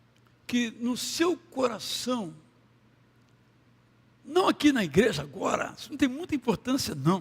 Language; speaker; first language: Portuguese; native; Portuguese